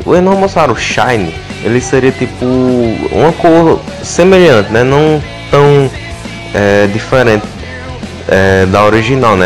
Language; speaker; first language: Portuguese; native; Portuguese